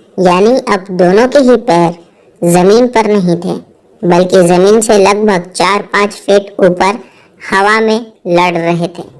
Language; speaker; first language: Hindi; native; Hindi